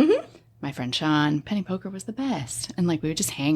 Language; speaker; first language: English; native; English